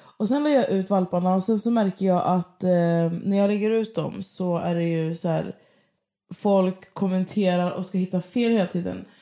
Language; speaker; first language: Swedish; native; Swedish